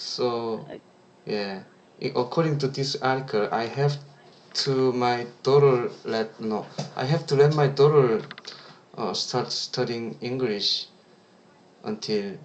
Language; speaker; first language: English; non-native, learner; Korean